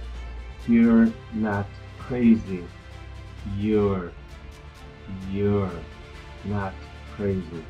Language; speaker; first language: English; non-native, fluent; Spanish